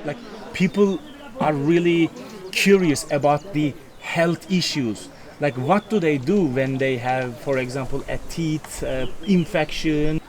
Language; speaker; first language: English; non-native, fluent; Turkish